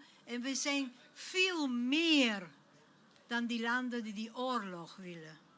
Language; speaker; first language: Dutch; non-native, fluent; Spanish